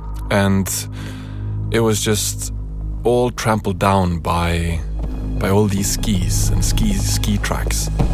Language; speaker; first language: English; non-native, fluent; Norwegian